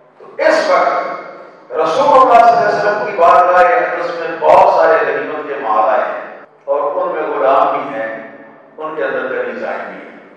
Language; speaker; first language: Urdu; non-native, local second language; Punjabi